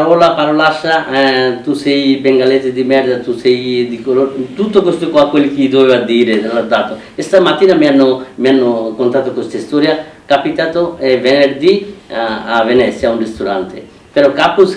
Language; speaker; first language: Italian; non-native, fluent; Bangla